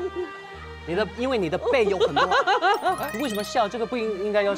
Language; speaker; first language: Chinese; non-native, fluent; English